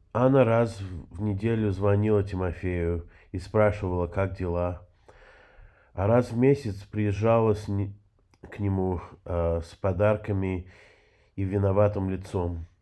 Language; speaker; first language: Russian; early bilingual, heritage; Russian